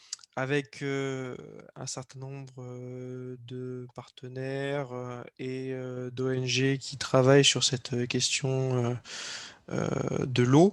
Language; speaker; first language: French; native; French